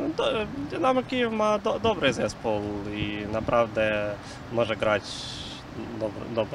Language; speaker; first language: Polish; non-native, learner; Ukrainian